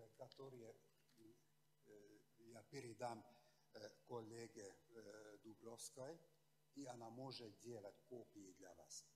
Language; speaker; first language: Russian; non-native, fluent; Hungarian